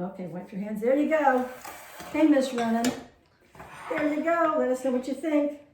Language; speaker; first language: English; native; English